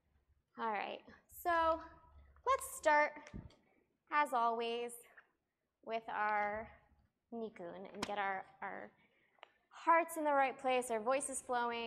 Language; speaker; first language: English; native; English